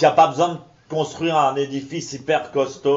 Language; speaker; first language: French; native; French